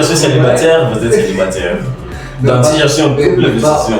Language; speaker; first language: French; non-native, learner; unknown